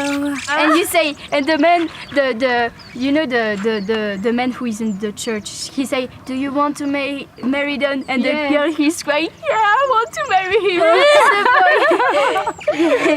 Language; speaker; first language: English; non-native, learner; French